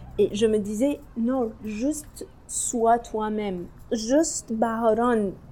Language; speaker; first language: French; non-native, learner; Persian